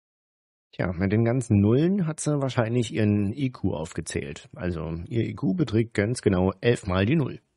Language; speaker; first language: German; native; German